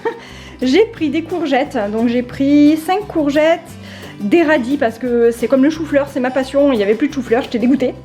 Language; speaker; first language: French; native; French